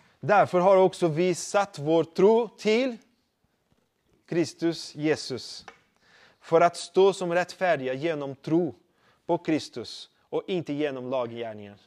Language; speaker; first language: Swedish; non-native, fluent; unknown